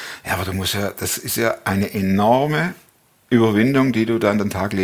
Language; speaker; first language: German; native; German